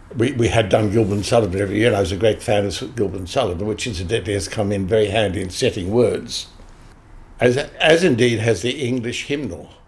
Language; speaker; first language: English; native; English